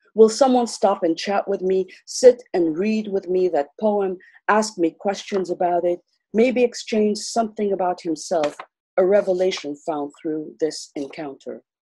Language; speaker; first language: English; non-native, local second language; Armenian